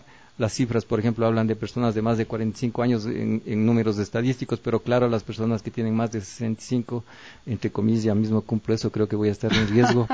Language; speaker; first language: Spanish; native; Spanish